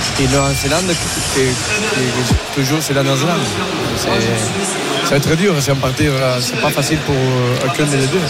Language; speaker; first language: French; non-native, learner; Spanish